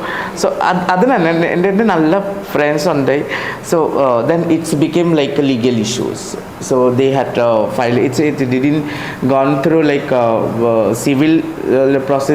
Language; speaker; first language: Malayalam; non-native, learner; Assamese